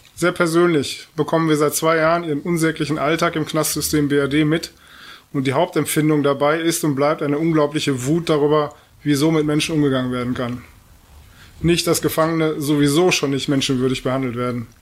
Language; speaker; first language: German; native; German